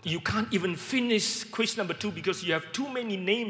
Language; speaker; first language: English; non-native, fluent; Indonesian